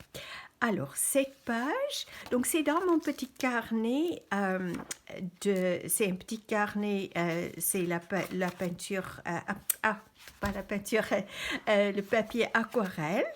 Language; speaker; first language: French; non-native, fluent; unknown